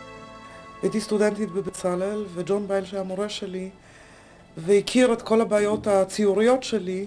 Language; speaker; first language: Hebrew; native; Hebrew